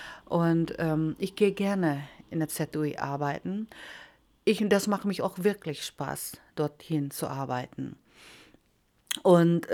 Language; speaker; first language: German; non-native, fluent; Iloko